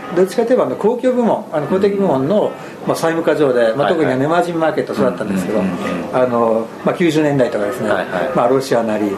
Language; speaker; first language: Japanese; non-native, fluent; Italian